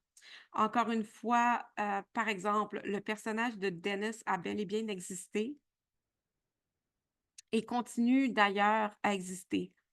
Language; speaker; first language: French; native; French